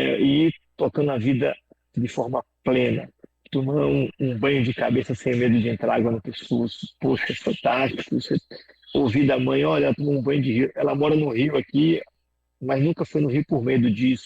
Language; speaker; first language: Portuguese; native; Portuguese